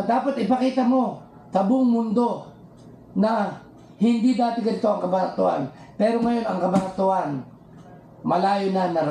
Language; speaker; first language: Filipino; native; Filipino